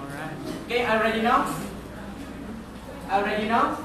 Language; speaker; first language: English; non-native, learner; Indonesian